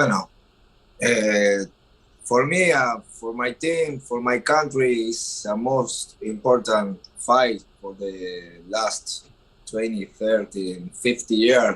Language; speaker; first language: English; non-native, learner; Spanish